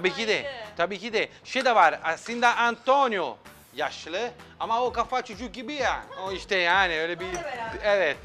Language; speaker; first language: Turkish; non-native, fluent; Italian